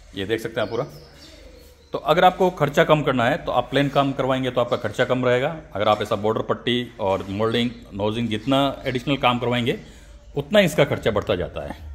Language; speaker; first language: Hindi; native; Hindi